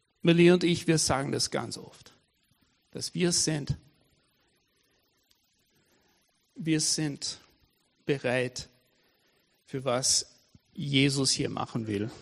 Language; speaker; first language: German; non-native, fluent; English